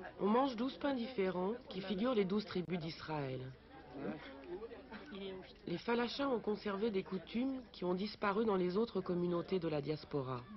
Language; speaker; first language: French; native; French